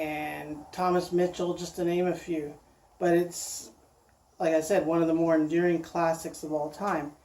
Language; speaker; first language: English; native; English